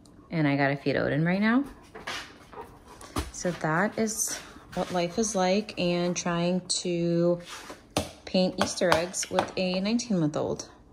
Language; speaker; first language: English; early bilingual, other home language; Russian